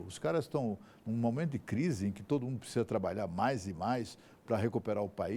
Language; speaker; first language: Portuguese; native; Portuguese